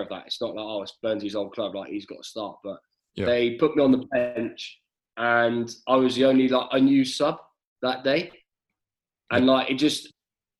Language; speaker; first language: English; native; English